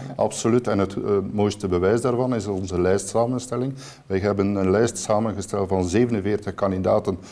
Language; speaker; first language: Dutch; native; Dutch